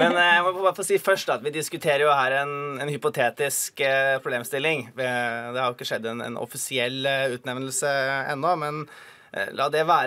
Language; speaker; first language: Norwegian; native; Norwegian